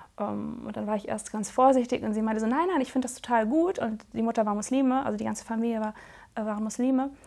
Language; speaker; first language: German; native; German